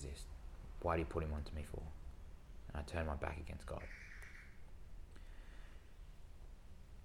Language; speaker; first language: English; native; English